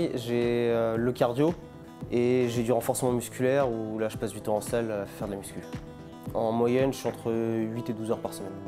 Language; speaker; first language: French; native; French